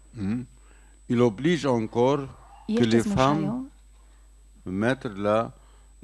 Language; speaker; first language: French; non-native, learner; Arabic